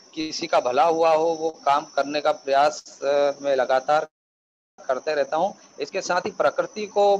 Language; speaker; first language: Hindi; native; Hindi